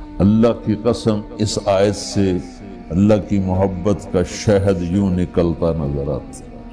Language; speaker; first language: Urdu; non-native, local second language; Punjabi